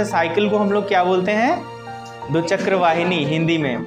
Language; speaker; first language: Hindi; native; Hindi